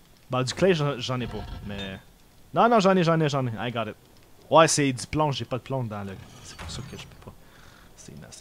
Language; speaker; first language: French; early bilingual, heritage; French